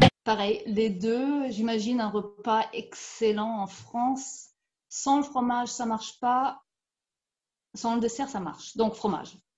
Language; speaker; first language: French; non-native, fluent; German